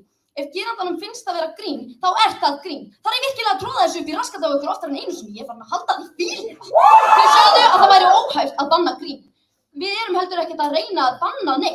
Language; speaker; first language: Icelandic; native; Icelandic